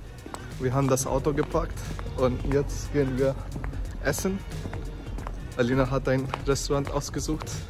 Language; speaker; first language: German; non-native, fluent; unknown